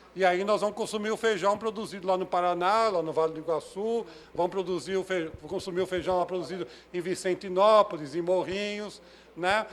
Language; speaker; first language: Portuguese; native; Portuguese